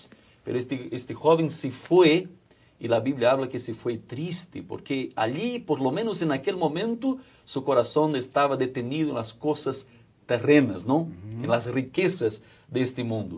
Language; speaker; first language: Spanish; non-native, fluent; Portuguese